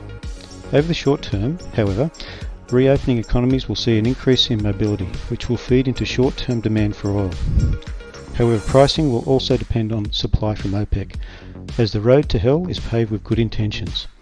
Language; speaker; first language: English; native; English